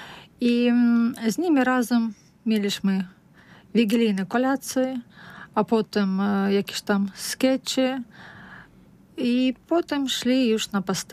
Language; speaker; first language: Polish; non-native, learner; Russian